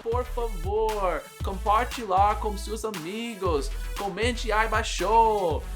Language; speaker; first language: Portuguese; non-native, learner; English